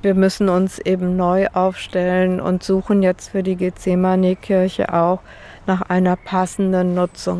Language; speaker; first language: German; native; German